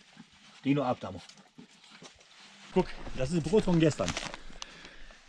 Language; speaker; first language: German; early bilingual, heritage; Bosnian